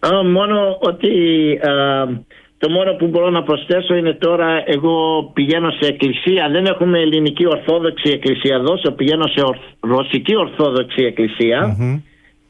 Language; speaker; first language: Greek; early bilingual, heritage; Greek